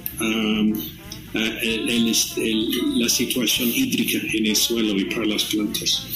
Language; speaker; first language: Spanish; non-native, fluent; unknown